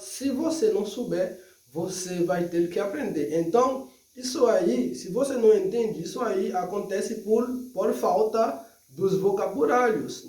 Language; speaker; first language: Portuguese; non-native, fluent; Haitian Creole